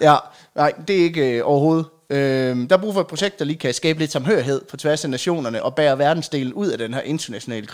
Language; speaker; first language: Danish; native; Danish